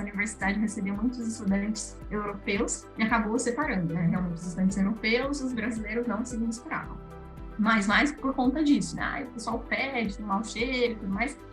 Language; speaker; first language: Portuguese; native; Portuguese